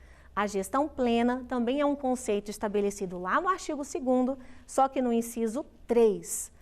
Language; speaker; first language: Portuguese; native; Portuguese